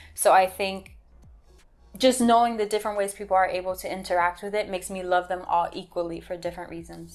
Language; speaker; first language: English; native; English